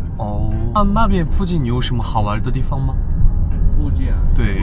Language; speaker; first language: Chinese; non-native, learner; Korean